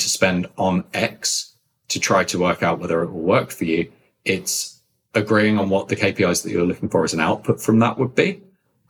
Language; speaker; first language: English; native; English